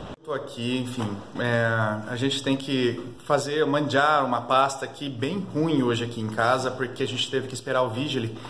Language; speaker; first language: Portuguese; native; Portuguese